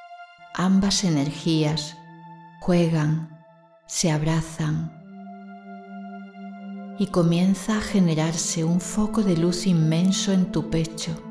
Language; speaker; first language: Spanish; native; Spanish